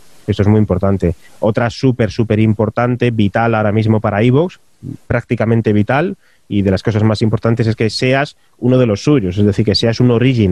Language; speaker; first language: Spanish; native; Spanish